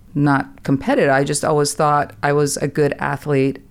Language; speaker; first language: English; non-native, fluent; German